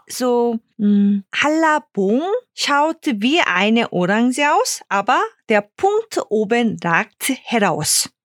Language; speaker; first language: German; non-native, fluent; Korean